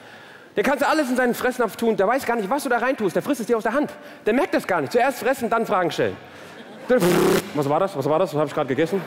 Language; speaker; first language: German; early bilingual, other home language; Turkish